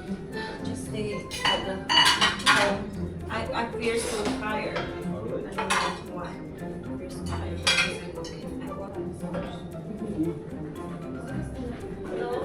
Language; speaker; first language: English; non-native, learner; Chinese